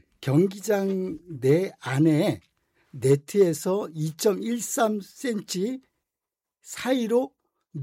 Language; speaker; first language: Korean; native; Korean